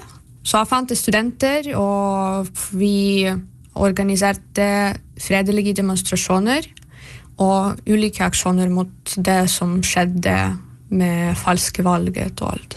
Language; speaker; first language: Norwegian; non-native, fluent; Russian